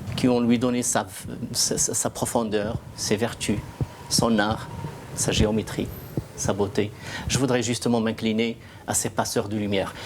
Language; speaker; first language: French; non-native, local second language; Arabic